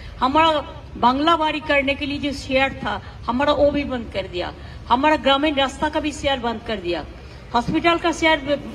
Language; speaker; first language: Hindi; non-native, local second language; Bangla